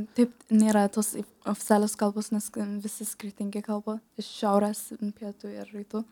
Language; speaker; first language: Lithuanian; non-native, learner; Tigrinya